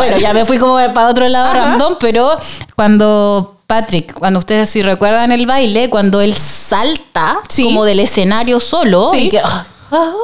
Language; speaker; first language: Spanish; native; Spanish